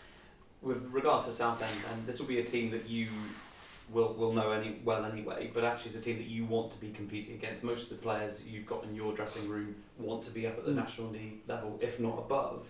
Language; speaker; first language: English; native; English